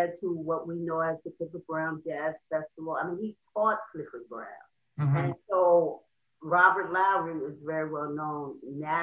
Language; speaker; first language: English; native; English